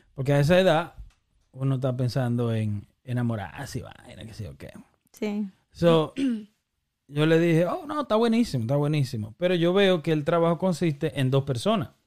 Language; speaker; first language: Spanish; native; Spanish